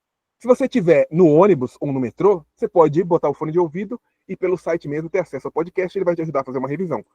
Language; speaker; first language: Portuguese; native; Portuguese